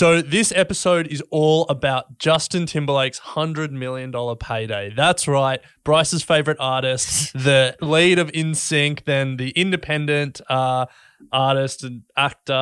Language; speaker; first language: English; native; English